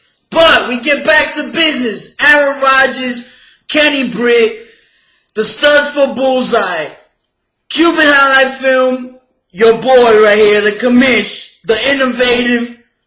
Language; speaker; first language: English; native; English